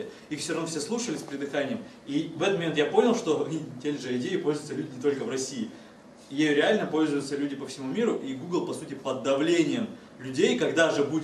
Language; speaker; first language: Russian; native; Russian